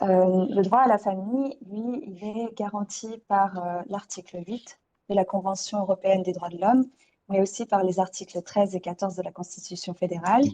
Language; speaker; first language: French; native; French